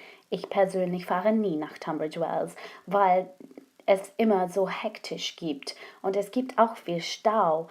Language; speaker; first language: German; non-native, fluent; English